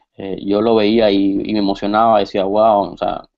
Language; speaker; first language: Spanish; native; Spanish